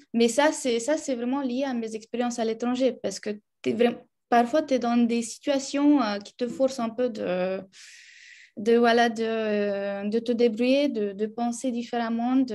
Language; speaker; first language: French; non-native, fluent; Romanian